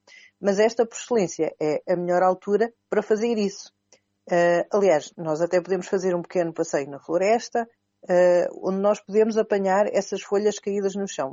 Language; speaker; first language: Portuguese; native; Portuguese